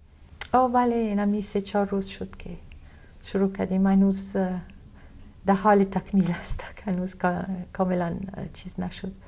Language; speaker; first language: Persian; non-native, fluent; Arabic